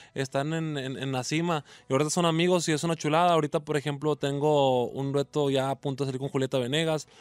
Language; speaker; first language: Spanish; native; Spanish